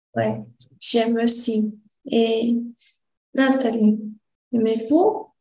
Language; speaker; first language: French; non-native, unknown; Portuguese